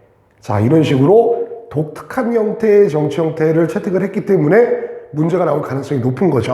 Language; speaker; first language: Korean; native; Korean